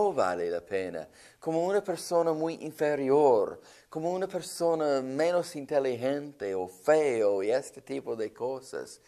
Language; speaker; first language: Spanish; non-native, fluent; English